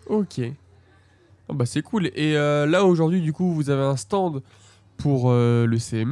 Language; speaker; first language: French; native; French